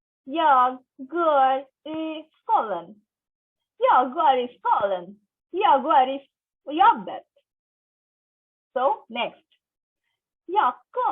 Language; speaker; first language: Swedish; non-native, learner; Bangla